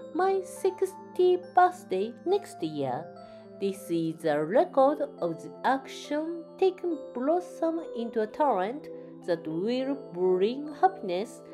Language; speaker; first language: English; non-native, learner; Japanese